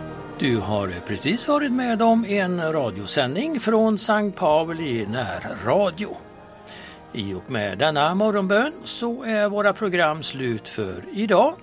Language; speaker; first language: Swedish; native; Swedish